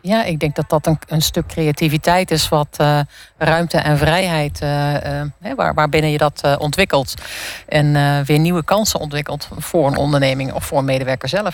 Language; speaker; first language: Dutch; native; Dutch